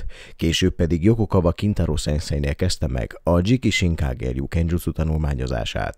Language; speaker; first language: Hungarian; native; Hungarian